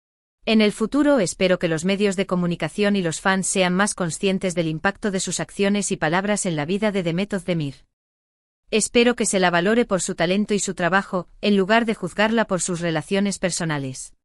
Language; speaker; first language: Spanish; native; Spanish